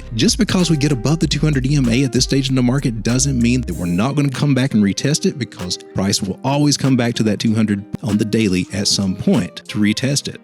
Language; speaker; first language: English; native; English